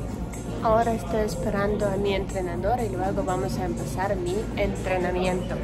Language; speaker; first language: Spanish; non-native, learner; Ukrainian